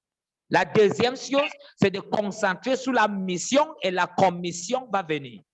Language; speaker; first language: French; non-native, fluent; English